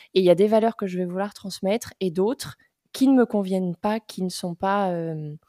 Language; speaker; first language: French; native; French